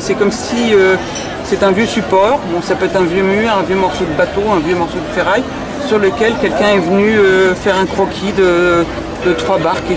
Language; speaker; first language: French; native; French